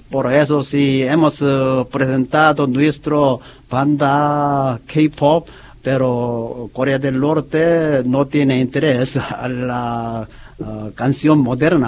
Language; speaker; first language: Spanish; non-native, learner; Korean